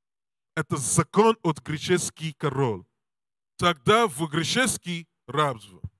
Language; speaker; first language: Russian; non-native, learner; English